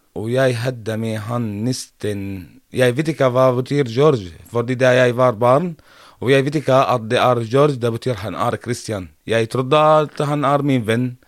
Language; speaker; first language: Norwegian; non-native, learner; Arabic